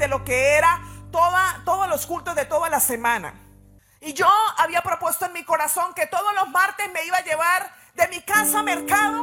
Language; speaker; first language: Spanish; native; Spanish